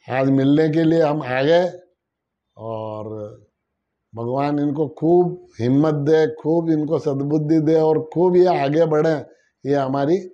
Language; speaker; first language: Hindi; native; Hindi